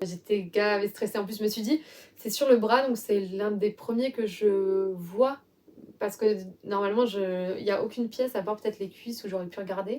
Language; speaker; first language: French; native; French